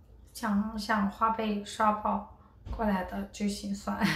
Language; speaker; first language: Chinese; native; Chinese